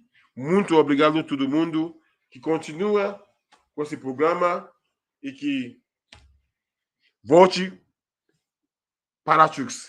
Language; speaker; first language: Portuguese; non-native, fluent; Yoruba